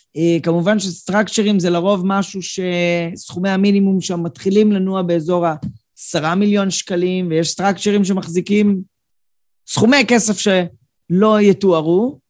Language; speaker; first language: Hebrew; native; Hebrew